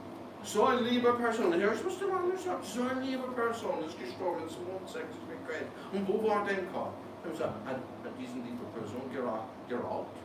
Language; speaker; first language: German; non-native, fluent; English